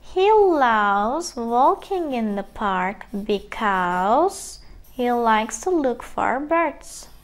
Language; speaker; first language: English; non-native, fluent; Turkish